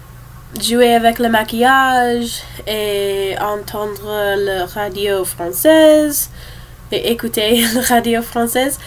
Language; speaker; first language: French; non-native, learner; English